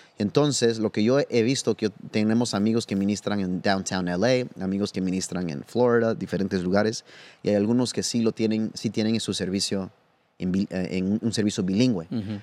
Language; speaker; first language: Spanish; early bilingual, heritage; Spanish